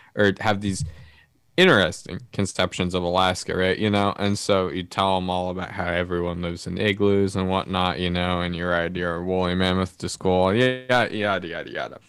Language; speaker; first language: English; native; English